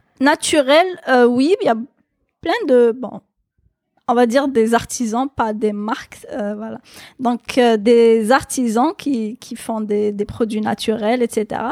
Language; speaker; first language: French; non-native, local second language; Kabyle